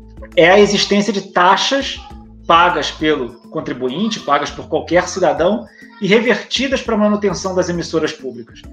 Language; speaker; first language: Portuguese; native; Portuguese